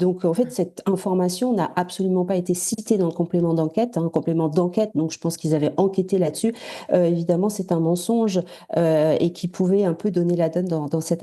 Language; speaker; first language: French; native; French